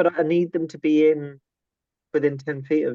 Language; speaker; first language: English; native; English